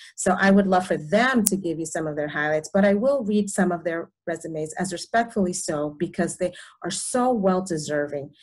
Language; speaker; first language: English; early bilingual, other home language; Spanish